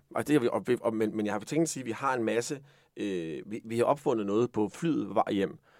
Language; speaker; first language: Danish; native; Danish